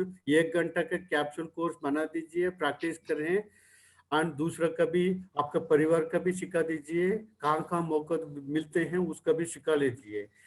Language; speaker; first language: Hindi; non-native, local second language; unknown